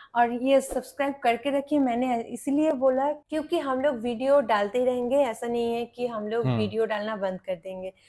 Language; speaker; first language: Hindi; non-native, local second language; Bangla